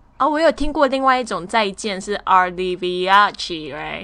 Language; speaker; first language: Chinese; native; Chinese